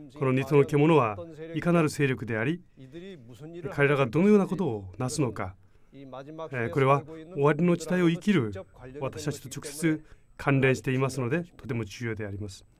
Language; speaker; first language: Japanese; non-native, fluent; Korean